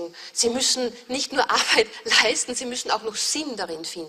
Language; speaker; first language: German; native; German